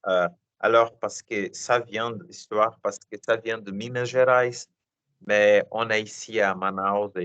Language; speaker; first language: French; non-native, learner; Portuguese